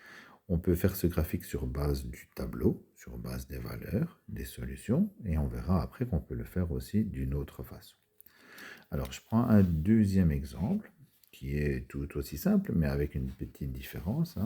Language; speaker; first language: French; native; French